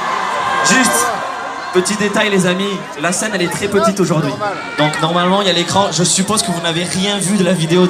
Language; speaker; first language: French; native; French